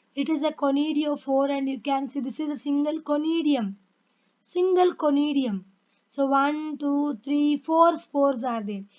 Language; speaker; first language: English; non-native, local second language; Kannada